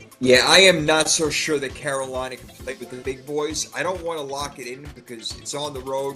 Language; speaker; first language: English; native; English